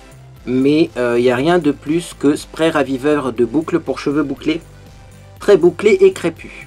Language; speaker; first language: French; native; French